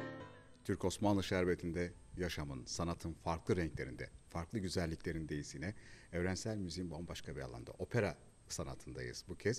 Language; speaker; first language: Turkish; native; Turkish